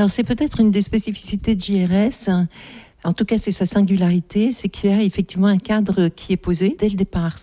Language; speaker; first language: French; native; French